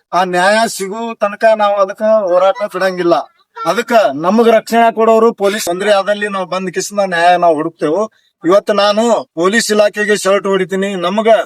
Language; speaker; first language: Kannada; native; Kannada